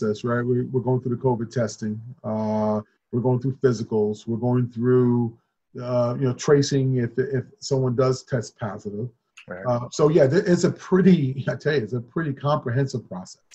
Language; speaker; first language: English; native; English